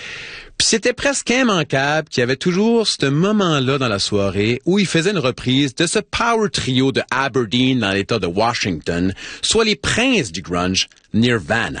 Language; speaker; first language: French; native; French